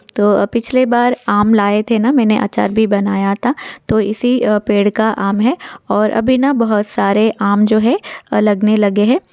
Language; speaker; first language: Hindi; non-native, local second language; Telugu